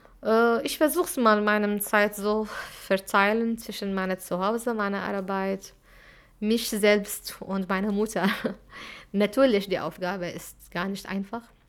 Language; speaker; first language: German; non-native, fluent; Arabic